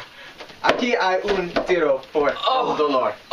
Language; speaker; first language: Spanish; non-native, learner; English